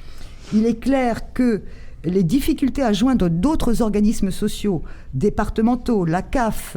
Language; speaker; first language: French; native; French